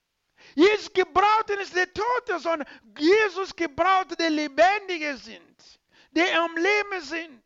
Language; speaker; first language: German; non-native, learner; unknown